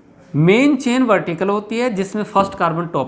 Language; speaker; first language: Hindi; native; Hindi